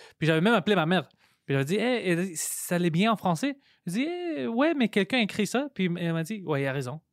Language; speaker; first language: French; non-native, local second language; Greek